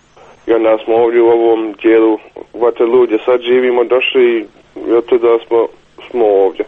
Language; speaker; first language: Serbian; early bilingual, heritage; Bosnian